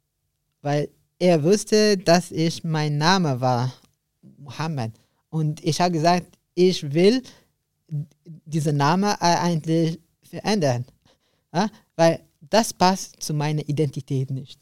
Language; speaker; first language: German; non-native, learner; Arabic